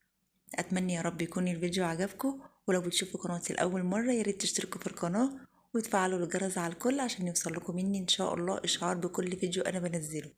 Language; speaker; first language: Arabic; native; Arabic